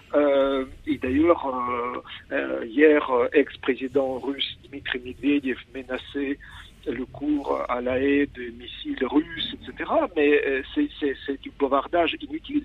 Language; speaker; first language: French; non-native, fluent; Ukrainian